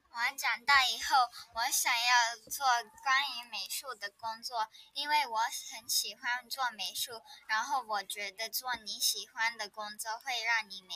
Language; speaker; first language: Chinese; early bilingual, heritage; Chinese